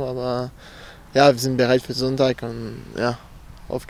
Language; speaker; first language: German; non-native, learner; French